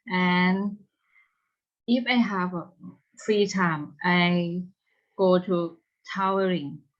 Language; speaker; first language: English; non-native, learner; Thai